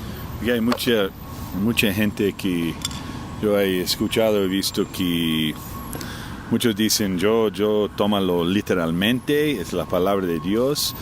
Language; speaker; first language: Spanish; non-native, fluent; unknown